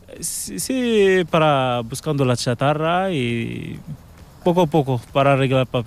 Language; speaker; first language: Spanish; non-native, learner; Arabic